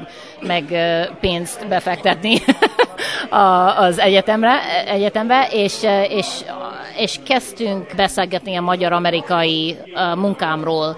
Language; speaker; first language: Hungarian; early bilingual, heritage; English